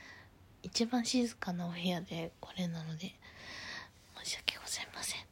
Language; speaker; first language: Japanese; native; Japanese